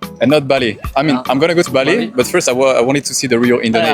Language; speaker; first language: English; non-native, fluent; French